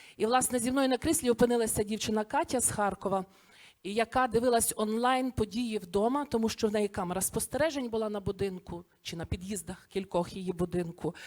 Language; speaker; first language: Ukrainian; native; Ukrainian